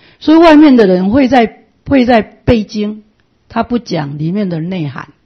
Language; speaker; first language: Chinese; non-native, local second language; Min Nan Chinese